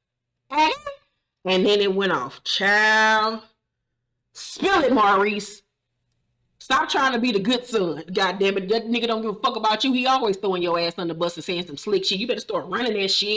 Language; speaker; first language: English; native; English